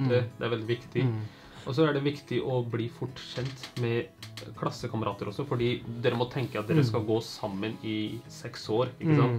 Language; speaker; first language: Norwegian; early bilingual, other home language; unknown